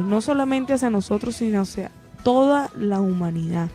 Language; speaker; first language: Spanish; native; Spanish